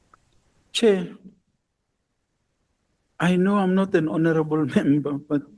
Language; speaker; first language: English; non-native, local second language; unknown